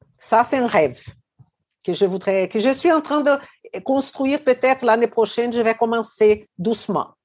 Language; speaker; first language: French; non-native, fluent; Portuguese